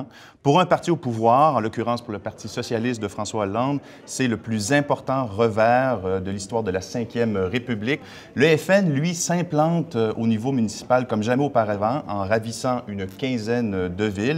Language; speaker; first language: French; native; French